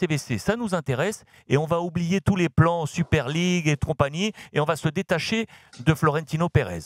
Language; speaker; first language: French; native; French